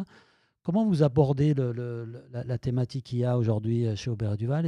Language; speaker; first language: French; native; French